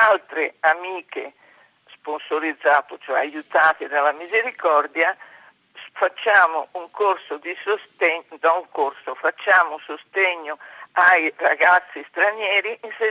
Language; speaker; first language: Italian; native; Italian